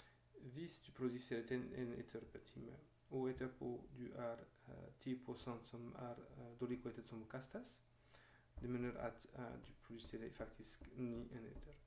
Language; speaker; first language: Norwegian; non-native, fluent; French